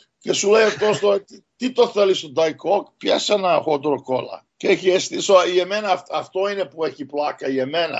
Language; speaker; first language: Greek; early bilingual, heritage; Greek